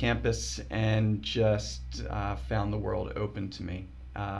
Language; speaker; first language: English; native; English